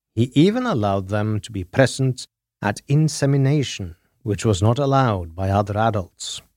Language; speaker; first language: English; non-native, fluent; Norwegian